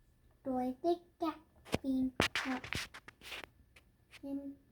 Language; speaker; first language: Vietnamese; non-native, learner; English